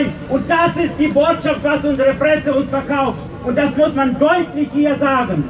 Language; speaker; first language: German; non-native, fluent; Russian